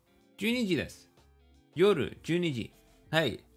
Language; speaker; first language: Japanese; non-native, learner; English